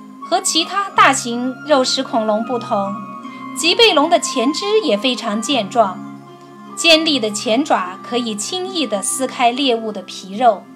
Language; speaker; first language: Chinese; native; Chinese